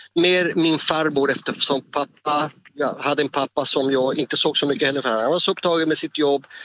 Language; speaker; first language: Swedish; non-native, fluent; Spanish